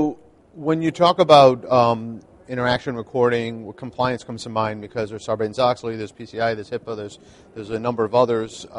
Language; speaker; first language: English; native; English